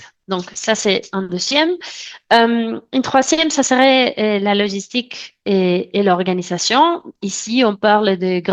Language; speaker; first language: French; non-native, fluent; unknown